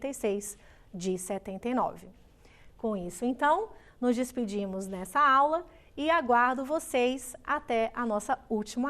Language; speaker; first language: Portuguese; native; Portuguese